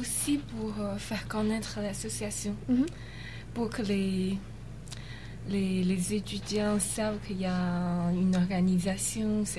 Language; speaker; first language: French; non-native, fluent; Chinese